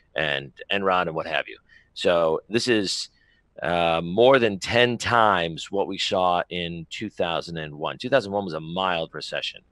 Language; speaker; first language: English; native; English